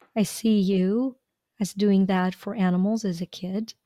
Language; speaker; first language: English; non-native, fluent; Ukrainian